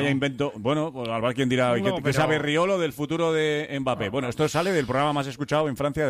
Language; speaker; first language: Spanish; native; Spanish